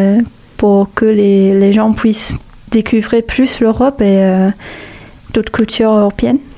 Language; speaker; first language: French; non-native, fluent; English